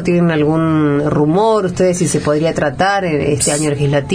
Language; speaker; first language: Spanish; native; Spanish